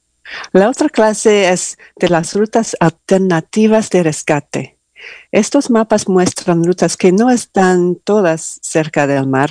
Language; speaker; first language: Spanish; non-native, learner; English